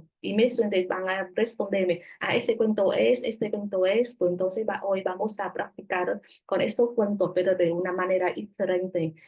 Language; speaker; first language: Spanish; non-native, fluent; Vietnamese